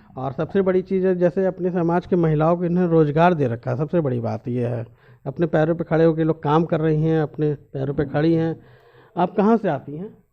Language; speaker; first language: Hindi; native; Hindi